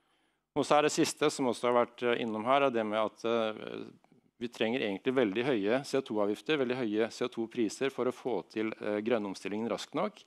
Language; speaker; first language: Norwegian; native; Norwegian